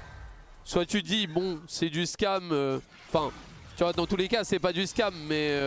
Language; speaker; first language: French; native; French